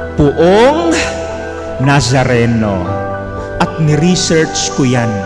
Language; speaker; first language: Filipino; non-native, local second language; Cebuano